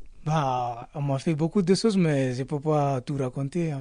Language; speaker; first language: French; non-native, learner; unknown